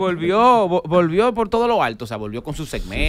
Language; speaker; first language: Spanish; native; Spanish